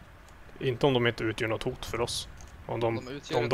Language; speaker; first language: Swedish; native; Swedish